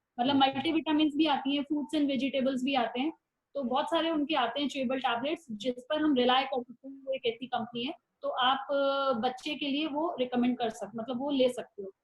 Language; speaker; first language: Hindi; native; Hindi